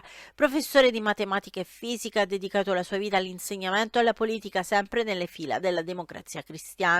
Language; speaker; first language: Italian; native; Italian